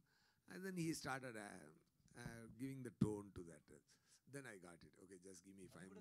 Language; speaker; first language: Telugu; non-native, learner; Tamil